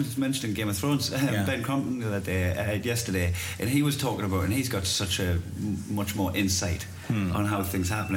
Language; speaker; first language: English; native; English